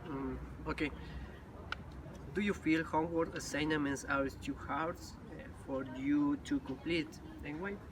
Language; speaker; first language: English; non-native, learner; Spanish